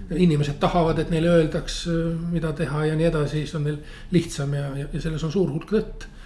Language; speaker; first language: Estonian; native; Estonian